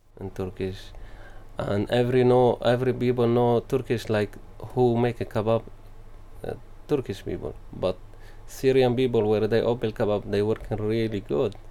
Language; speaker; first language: English; non-native, learner; Arabic